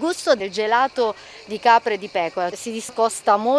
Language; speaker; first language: Italian; native; Italian